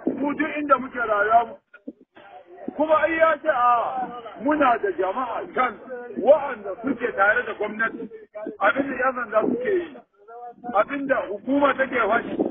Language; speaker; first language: Hausa; non-native, local second language; Fula